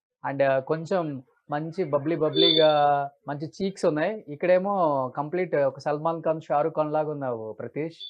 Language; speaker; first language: Telugu; native; Telugu